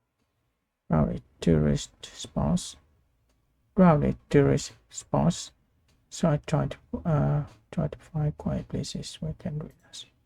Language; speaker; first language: English; non-native, learner; Vietnamese